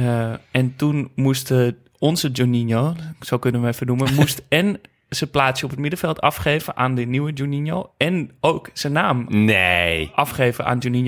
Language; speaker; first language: Dutch; native; Dutch